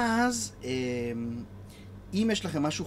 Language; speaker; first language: Hebrew; native; Hebrew